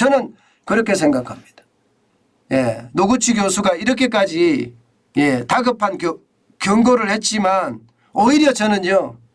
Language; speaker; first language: Korean; native; Korean